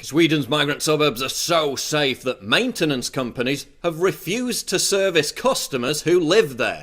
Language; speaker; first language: English; native; English